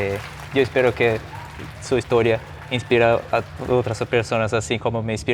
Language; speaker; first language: Spanish; non-native, learner; Portuguese